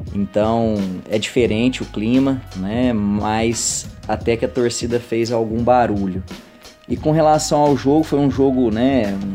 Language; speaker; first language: Portuguese; native; Portuguese